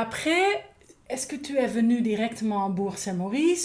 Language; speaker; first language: French; non-native, learner; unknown